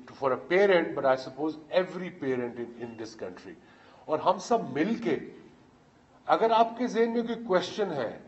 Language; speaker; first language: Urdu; native; Urdu